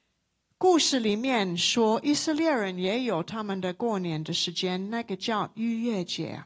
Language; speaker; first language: Chinese; non-native, local second language; English